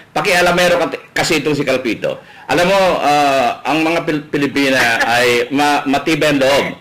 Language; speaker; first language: Filipino; native; Filipino